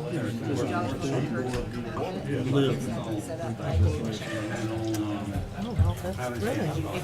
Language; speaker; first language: English; native; English